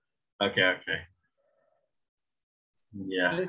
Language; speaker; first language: English; non-native, learner; Spanish